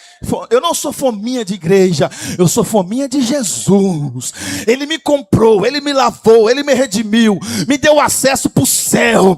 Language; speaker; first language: Portuguese; native; Portuguese